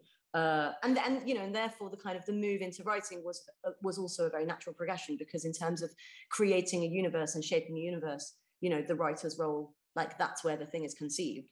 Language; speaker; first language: English; native; English